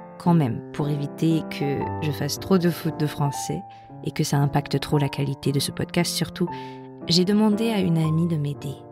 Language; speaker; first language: French; non-native, fluent; German